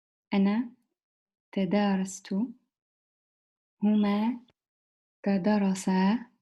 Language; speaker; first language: Arabic; non-native, learner; English